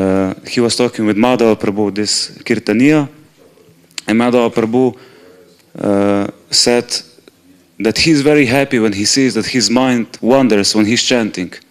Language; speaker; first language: English; non-native, fluent; Slovenian